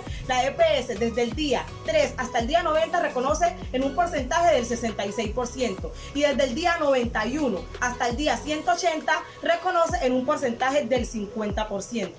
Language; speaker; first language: Spanish; native; Spanish